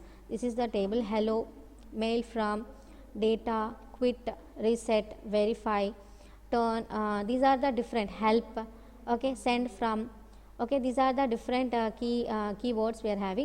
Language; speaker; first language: English; non-native, local second language; Telugu